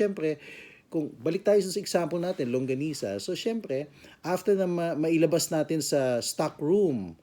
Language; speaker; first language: Filipino; native; Filipino